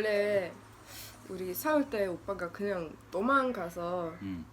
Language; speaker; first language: Korean; non-native, learner; Swedish